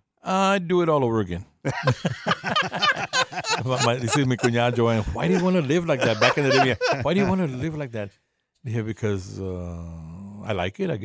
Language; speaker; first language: English; early bilingual, other home language; Spanish